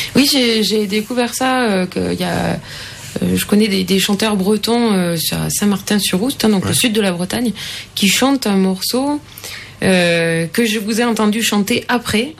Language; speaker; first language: French; native; French